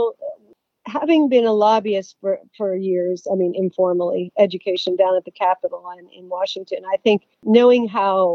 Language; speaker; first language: English; native; English